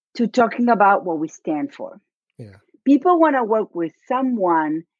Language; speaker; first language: English; non-native, fluent; Spanish